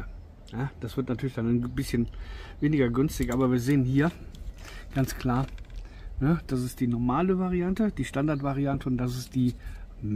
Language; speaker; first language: German; native; German